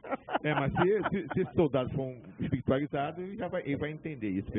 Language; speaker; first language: Portuguese; native; Portuguese